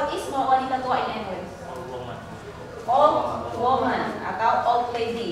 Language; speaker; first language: English; non-native, learner; Indonesian